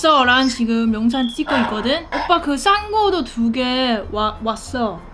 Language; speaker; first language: Korean; non-native, fluent; Cantonese